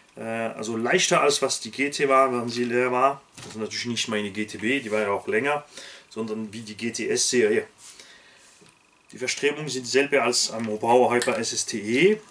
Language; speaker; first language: German; non-native, local second language; French